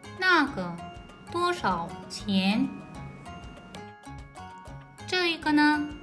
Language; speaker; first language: Chinese; non-native, learner; Korean